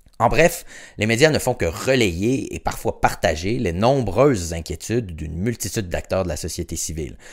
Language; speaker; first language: French; native; French